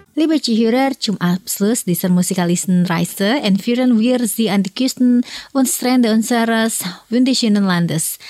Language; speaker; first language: German; non-native, fluent; Indonesian